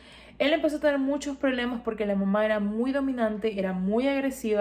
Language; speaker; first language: Spanish; native; Spanish